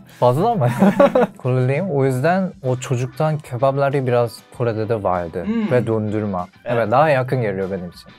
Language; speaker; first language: Turkish; non-native, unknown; Korean